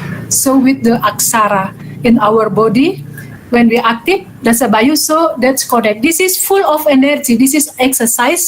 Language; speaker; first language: English; non-native, learner; Balinese